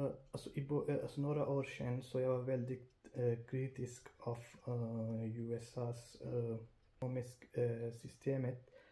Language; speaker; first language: Swedish; non-native, fluent; Urdu